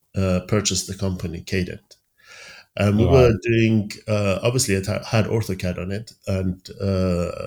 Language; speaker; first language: English; early bilingual, other home language; Persian